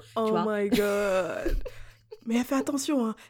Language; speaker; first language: French; native; French